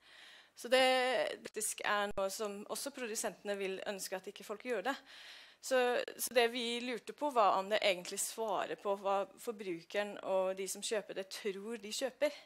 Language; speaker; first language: Norwegian; non-native, fluent; English